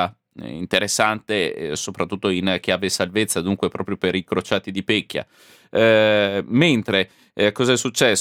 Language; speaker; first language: Italian; native; Italian